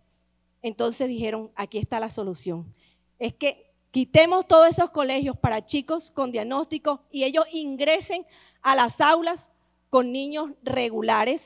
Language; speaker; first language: Spanish; native; Spanish